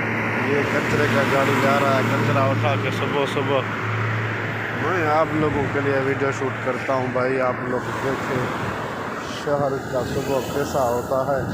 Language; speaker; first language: Hindi; non-native, local second language; Baluchi